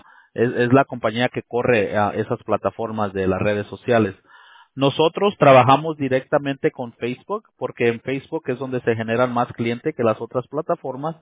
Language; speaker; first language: Spanish; early bilingual, heritage; Spanish